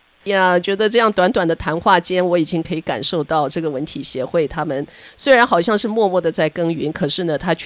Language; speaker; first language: Chinese; native; Chinese